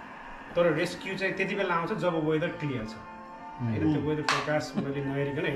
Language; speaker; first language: Nepali; native; Nepali